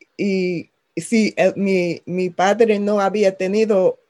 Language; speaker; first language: Spanish; non-native, fluent; English